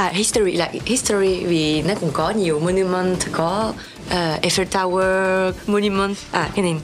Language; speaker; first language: Vietnamese; early bilingual, heritage; French